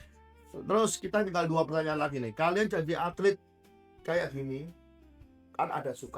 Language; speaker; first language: Indonesian; native; Indonesian